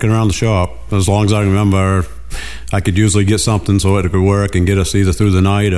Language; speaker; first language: English; native; English